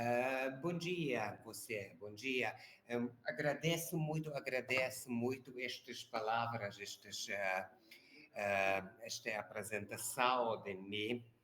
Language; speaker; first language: Portuguese; non-native, learner; Hungarian